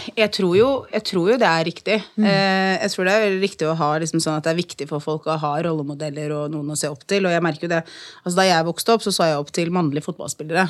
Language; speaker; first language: Norwegian; early bilingual, other home language; Arabic